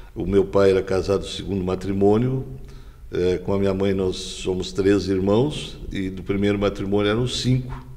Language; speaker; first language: Portuguese; native; Portuguese